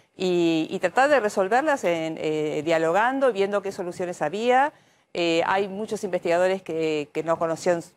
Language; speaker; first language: Spanish; early bilingual, heritage; Spanish